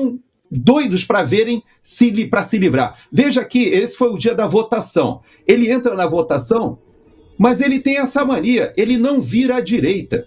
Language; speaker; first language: Portuguese; native; Portuguese